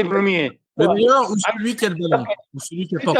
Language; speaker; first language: French; native; French